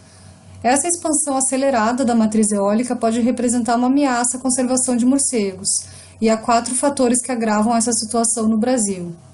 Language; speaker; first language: Portuguese; native; Portuguese